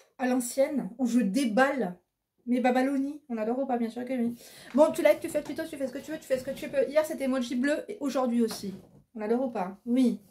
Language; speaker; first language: French; native; French